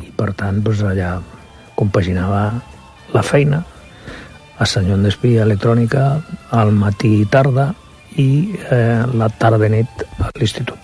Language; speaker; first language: Catalan; non-native, local second language; Spanish